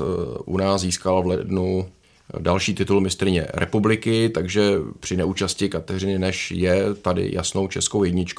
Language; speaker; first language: Czech; native; Czech